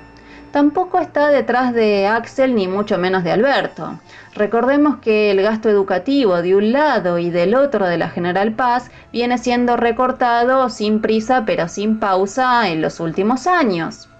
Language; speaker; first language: Spanish; native; Spanish